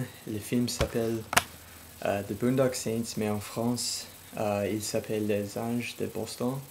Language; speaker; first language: French; non-native, learner; English